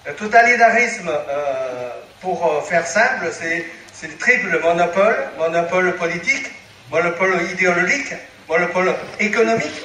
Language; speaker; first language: French; non-native, fluent; Chinese